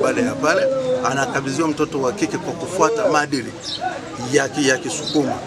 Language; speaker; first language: Swahili; non-native, local second language; Sukuma